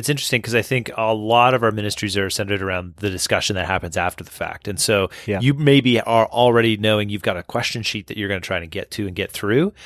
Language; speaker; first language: English; native; English